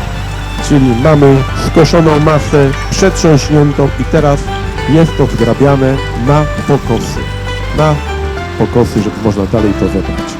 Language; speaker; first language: Polish; native; Polish